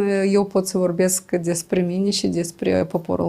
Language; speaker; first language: Romanian; non-native, local second language; Gagauz